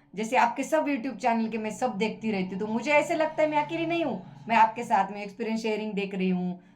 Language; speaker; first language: Hindi; non-native, local second language; Marathi